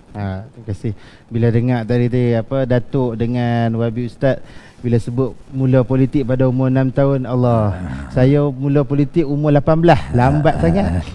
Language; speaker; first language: Malay; native; Malay